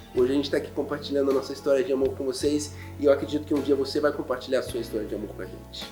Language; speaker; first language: Portuguese; non-native, fluent; German